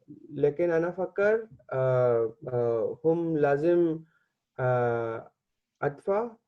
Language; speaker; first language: Arabic; non-native, learner; Hindi